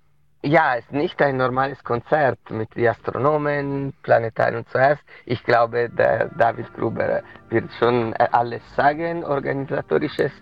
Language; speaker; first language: German; non-native, local second language; Italian